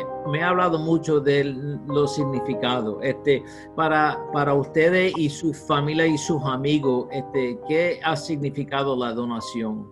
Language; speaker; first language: Spanish; early bilingual, heritage; Spanish